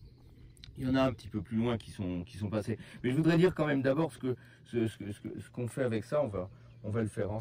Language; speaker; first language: French; native; French